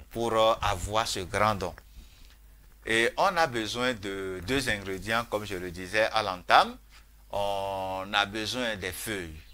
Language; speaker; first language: French; non-native, local second language; Fon